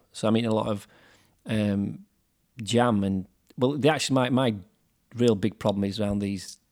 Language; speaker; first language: English; native; English